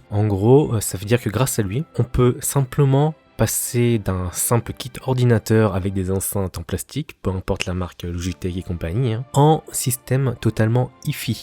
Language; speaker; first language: French; native; French